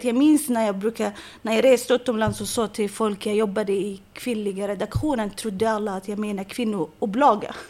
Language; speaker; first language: Swedish; non-native, fluent; Arabic